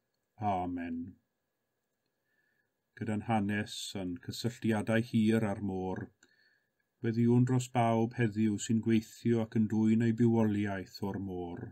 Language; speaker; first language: Welsh; native; Welsh